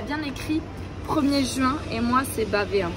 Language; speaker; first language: French; native; French